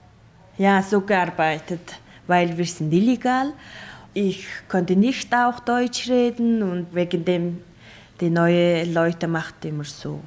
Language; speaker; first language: German; non-native, learner; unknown